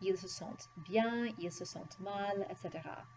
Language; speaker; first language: French; non-native, fluent; English